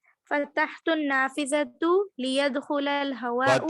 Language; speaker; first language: Arabic; non-native, learner; Urdu